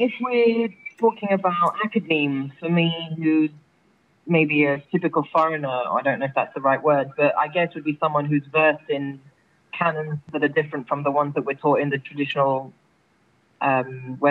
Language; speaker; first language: English; native; English